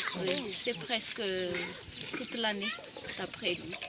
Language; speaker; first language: French; non-native, local second language; Malagasy